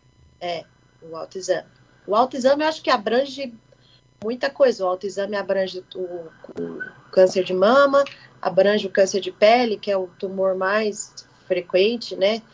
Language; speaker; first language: Portuguese; native; Portuguese